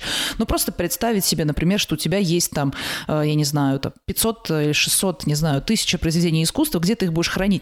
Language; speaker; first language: Russian; native; Russian